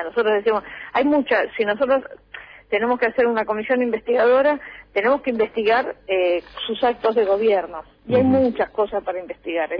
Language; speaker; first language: Spanish; native; Spanish